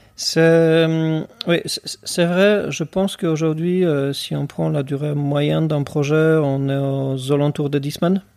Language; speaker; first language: French; non-native, fluent; Polish